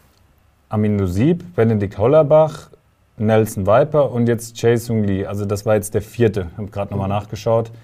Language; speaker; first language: German; native; German